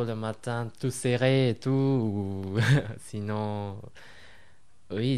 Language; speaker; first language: French; non-native, fluent; Japanese